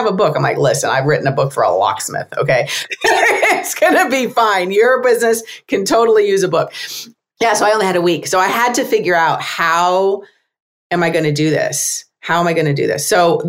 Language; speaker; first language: English; native; English